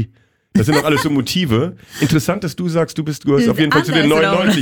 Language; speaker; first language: German; native; German